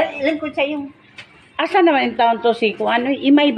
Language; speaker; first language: Filipino; non-native, local second language; Cebuano